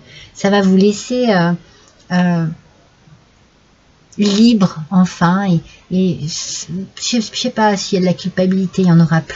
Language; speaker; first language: French; native; French